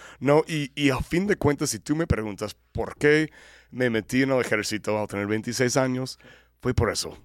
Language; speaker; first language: Spanish; non-native, fluent; English